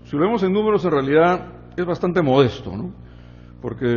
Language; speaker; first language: Spanish; native; Spanish